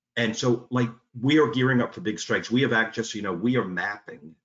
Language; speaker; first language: English; native; English